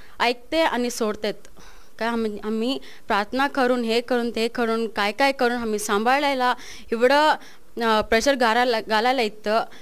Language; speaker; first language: Marathi; non-native, local second language; Kannada